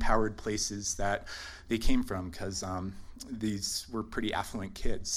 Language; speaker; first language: English; native; English